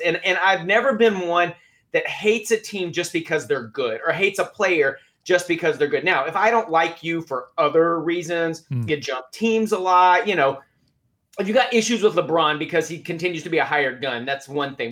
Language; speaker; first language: English; native; English